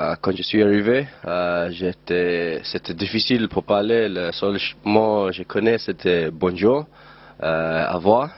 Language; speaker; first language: French; non-native, learner; Zulu